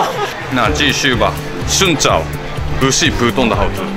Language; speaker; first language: Chinese; non-native, learner; Japanese